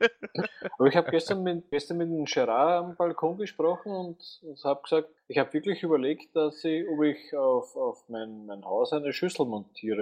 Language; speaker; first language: German; native; German